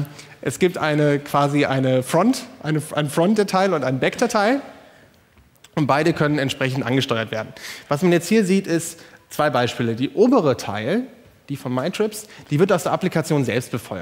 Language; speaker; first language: German; native; German